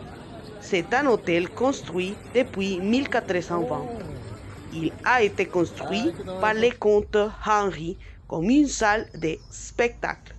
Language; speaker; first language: French; non-native, learner; Spanish